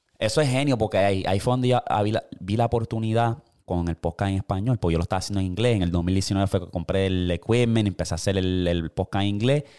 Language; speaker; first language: Spanish; native; Spanish